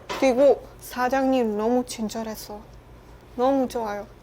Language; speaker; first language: Korean; non-native, learner; Czech